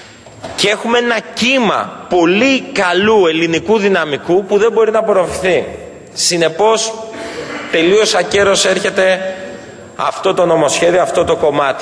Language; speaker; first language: Greek; native; Greek